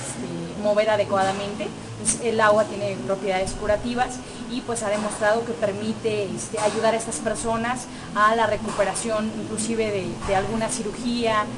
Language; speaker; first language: Spanish; native; Spanish